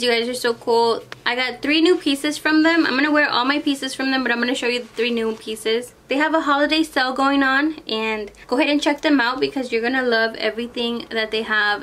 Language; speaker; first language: English; early bilingual, other home language; Spanish